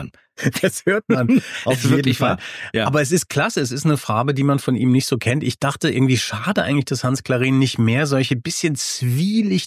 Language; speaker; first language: German; native; German